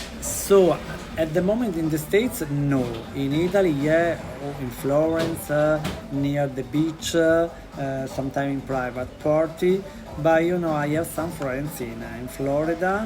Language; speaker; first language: English; non-native, learner; Italian